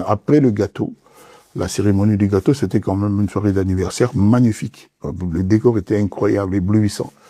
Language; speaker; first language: French; non-native, local second language; Lingala